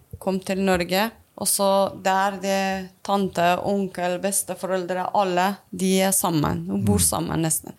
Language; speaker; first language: Norwegian; non-native, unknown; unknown